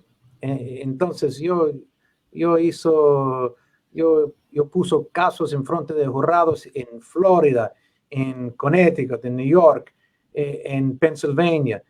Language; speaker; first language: Spanish; non-native, learner; English